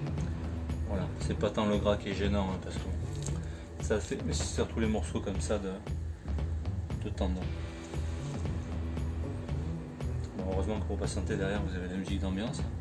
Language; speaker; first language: French; native; French